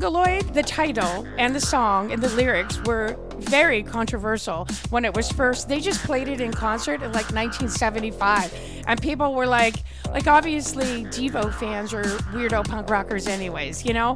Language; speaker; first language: English; native; English